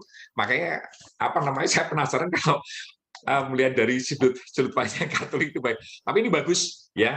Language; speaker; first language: Malay; native; Malay